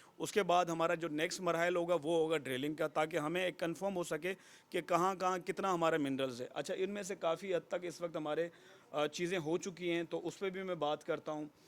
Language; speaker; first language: Urdu; non-native, local second language; Sindhi